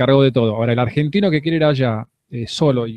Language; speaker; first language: Spanish; native; Spanish